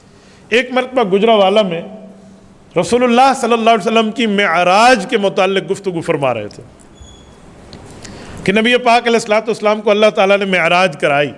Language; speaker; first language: Urdu; native; Urdu